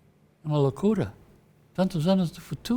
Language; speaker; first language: Portuguese; non-native, fluent; English